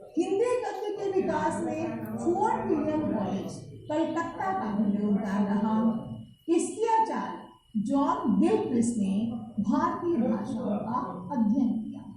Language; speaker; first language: Hindi; native; Hindi